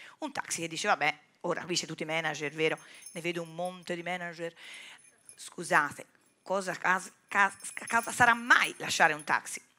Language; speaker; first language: Italian; native; Italian